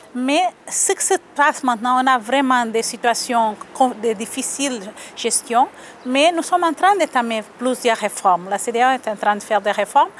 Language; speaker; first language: French; non-native, fluent; Portuguese